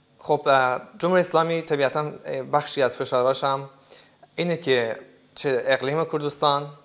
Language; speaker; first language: Persian; non-native, local second language; Central Kurdish